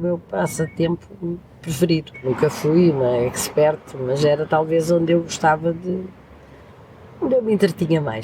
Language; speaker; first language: Portuguese; native; Portuguese